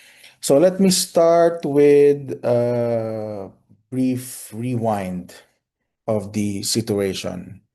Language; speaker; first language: English; non-native, local second language; Filipino